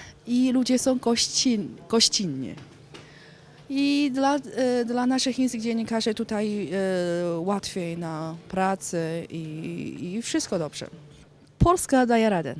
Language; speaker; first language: Polish; non-native, learner; Chinese